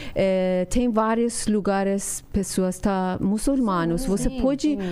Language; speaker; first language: Portuguese; non-native, learner; Persian